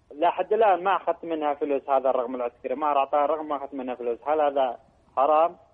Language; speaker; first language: Arabic; native; Arabic